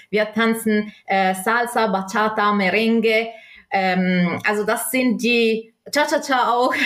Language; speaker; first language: German; non-native, local second language; Italian